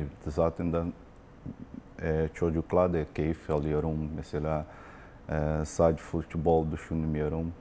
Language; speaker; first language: Turkish; non-native, learner; Portuguese